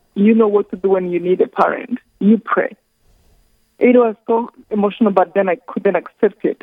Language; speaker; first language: English; non-native, local second language; Kinyarwanda